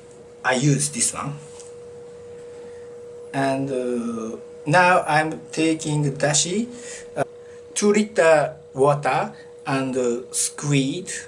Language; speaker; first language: English; non-native, learner; Japanese